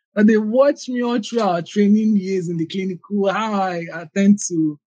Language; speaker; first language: English; non-native, local second language; Igbo